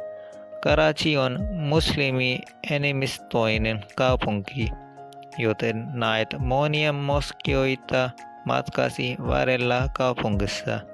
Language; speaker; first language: Finnish; non-native, learner; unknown